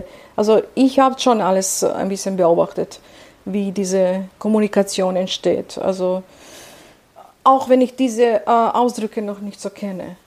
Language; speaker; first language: German; non-native, fluent; Serbian